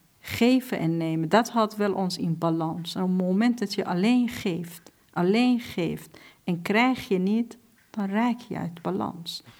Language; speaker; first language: Dutch; non-native, fluent; Persian